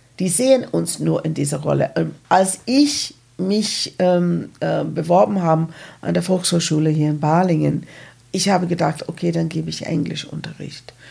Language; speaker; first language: German; non-native, fluent; English